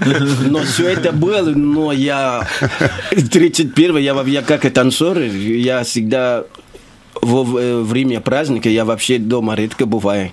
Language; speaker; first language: Russian; non-native, learner; Lingala